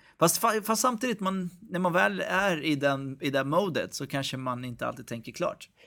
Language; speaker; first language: Swedish; early bilingual, other home language; Arabic